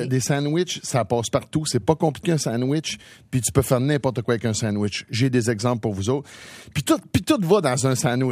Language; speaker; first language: French; native; French